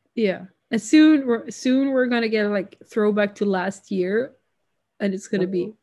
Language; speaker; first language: English; non-native, fluent; Swedish